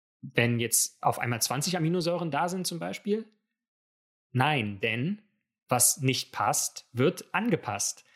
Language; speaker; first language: German; native; German